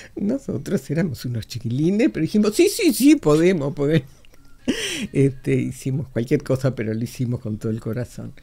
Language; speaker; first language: Spanish; native; Spanish